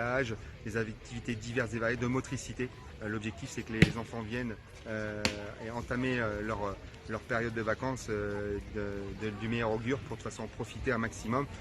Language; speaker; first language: French; native; French